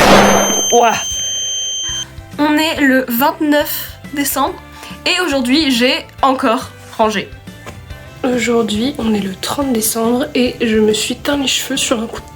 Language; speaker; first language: French; native; French